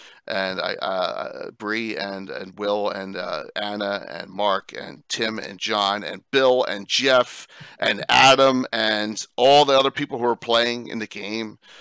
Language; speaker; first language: English; native; English